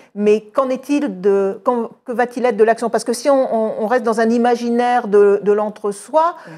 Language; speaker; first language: French; native; French